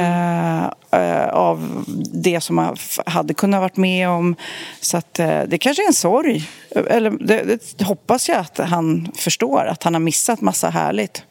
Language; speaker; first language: Swedish; native; Swedish